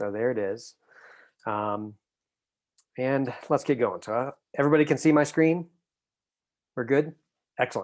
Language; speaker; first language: English; native; English